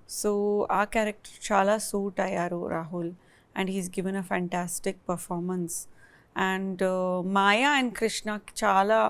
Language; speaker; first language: Telugu; non-native, learner; Kannada